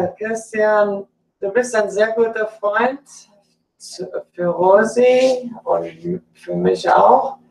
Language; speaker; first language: German; early bilingual, other home language; English